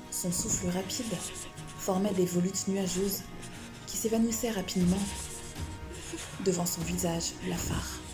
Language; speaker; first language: French; native; French